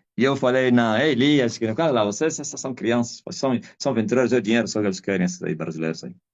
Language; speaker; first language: Portuguese; non-native, local second language; Kongo